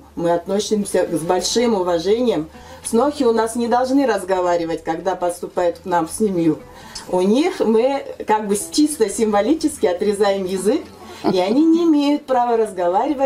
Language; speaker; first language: Russian; non-native, local second language; Turkish